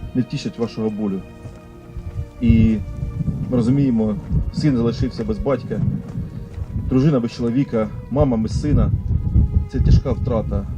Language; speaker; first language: Ukrainian; native; Ukrainian